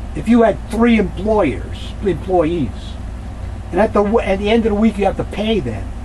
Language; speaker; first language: English; native; English